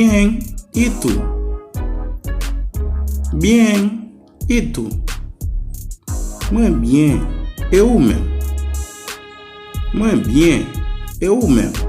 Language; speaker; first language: Spanish; non-native, fluent; Haitian Creole